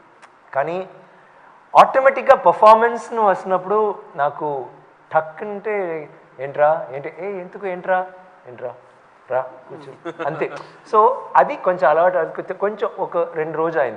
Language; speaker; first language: Telugu; non-native, fluent; Tamil